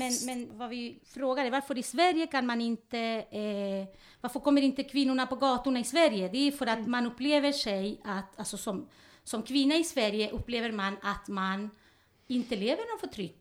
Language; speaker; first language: Swedish; non-native, fluent; Spanish